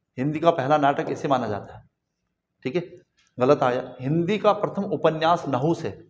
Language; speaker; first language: Hindi; native; Hindi